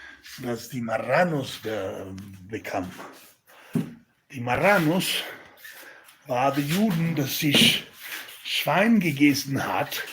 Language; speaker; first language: German; non-native, learner; Spanish